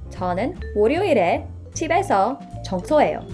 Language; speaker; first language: Korean; non-native, fluent; English